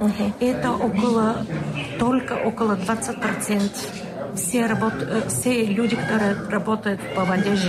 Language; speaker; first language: Russian; non-native, fluent; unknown